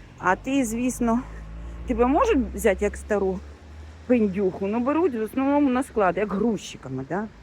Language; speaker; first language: Ukrainian; non-native, local second language; Russian